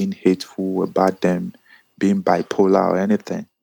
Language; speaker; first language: English; non-native, local second language; Yoruba